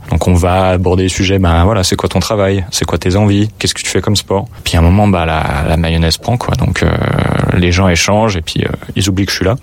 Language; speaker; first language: French; native; French